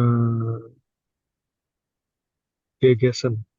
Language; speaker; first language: German; non-native, learner; Indonesian